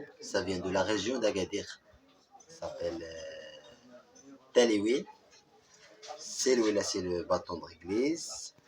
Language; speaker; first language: French; non-native, local second language; Arabic